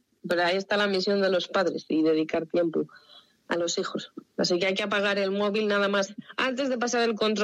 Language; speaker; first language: Spanish; native; Spanish